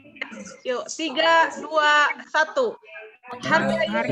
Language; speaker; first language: Indonesian; native; Indonesian